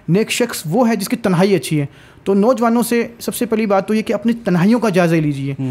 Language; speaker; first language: Urdu; native; Urdu